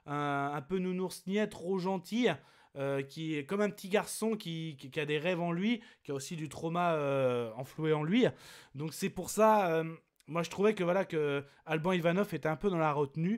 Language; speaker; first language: French; native; French